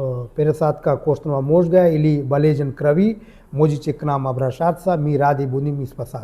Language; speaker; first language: Russian; non-native, learner; Hindi